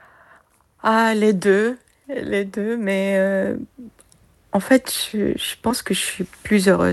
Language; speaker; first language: French; non-native, fluent; Korean